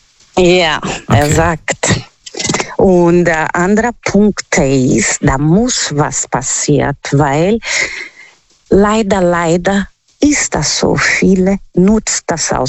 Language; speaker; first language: German; non-native, learner; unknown